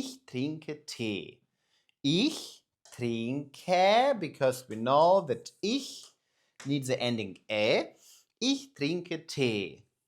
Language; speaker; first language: German; non-native, fluent; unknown